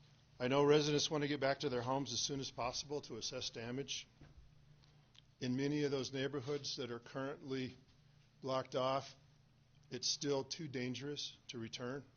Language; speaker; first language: English; native; English